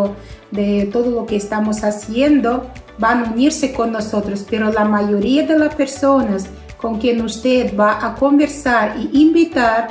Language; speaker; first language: Spanish; non-native, fluent; Russian